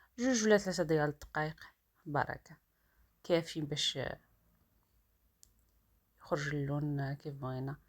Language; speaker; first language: Arabic; native; Arabic